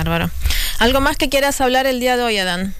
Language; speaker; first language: Spanish; native; Spanish